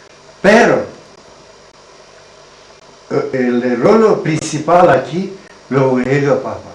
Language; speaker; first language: Spanish; non-native, learner; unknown